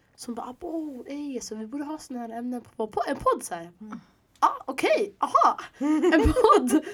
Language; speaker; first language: Swedish; early bilingual, other home language; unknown